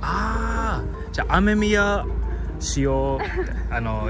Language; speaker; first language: Japanese; non-native, fluent; English